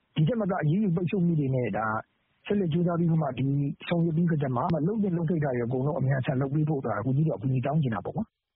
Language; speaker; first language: Burmese; native; Burmese